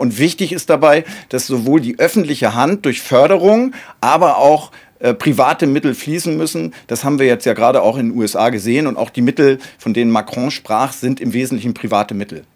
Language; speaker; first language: German; native; German